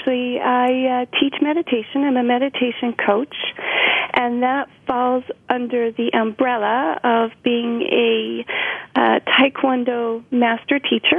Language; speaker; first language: English; native; English